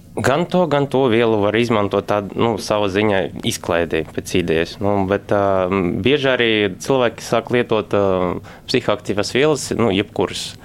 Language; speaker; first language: Latvian; non-native, local second language; Russian